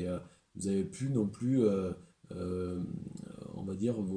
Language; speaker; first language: French; native; French